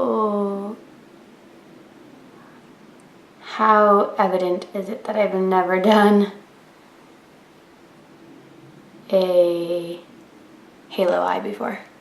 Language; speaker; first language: English; native; English